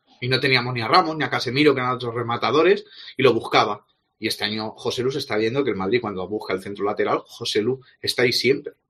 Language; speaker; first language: Spanish; native; Spanish